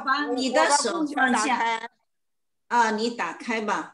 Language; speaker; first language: Chinese; native; Chinese